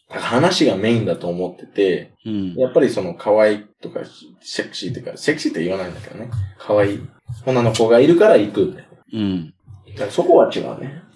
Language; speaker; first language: Japanese; non-native, fluent; English